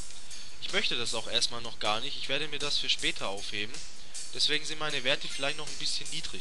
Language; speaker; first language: German; native; German